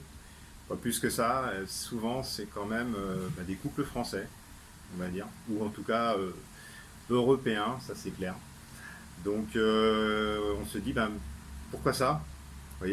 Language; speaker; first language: French; native; French